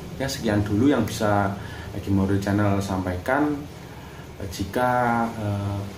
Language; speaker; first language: Indonesian; non-native, local second language; Javanese